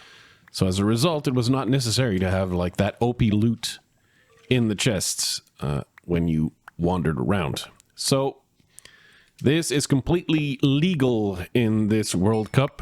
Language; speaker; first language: English; native; English